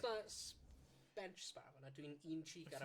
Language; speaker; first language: Welsh; native; Welsh